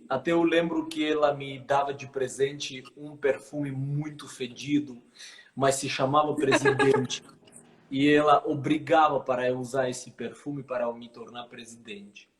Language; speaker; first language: Portuguese; non-native, fluent; Armenian